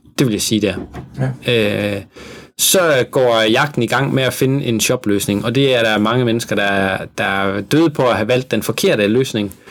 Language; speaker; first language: Danish; native; Danish